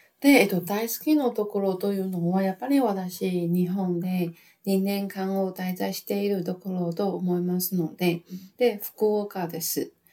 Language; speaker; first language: Japanese; non-native, learner; Chinese